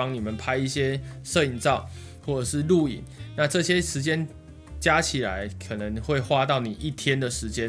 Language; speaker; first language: Chinese; native; Chinese